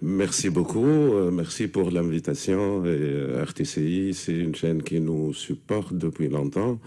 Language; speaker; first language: French; non-native, local second language; Arabic